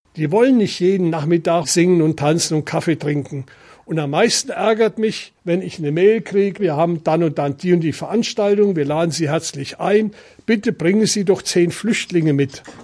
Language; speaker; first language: German; native; German